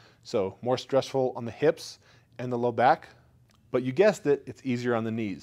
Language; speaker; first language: English; native; English